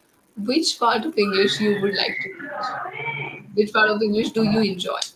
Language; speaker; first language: English; non-native, local second language; Hindi